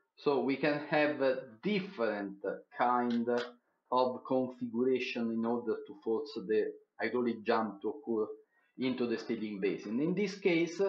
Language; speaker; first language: English; non-native, fluent; Italian